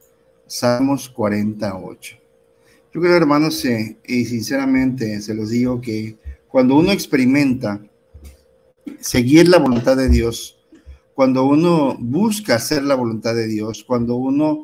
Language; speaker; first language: Spanish; native; Spanish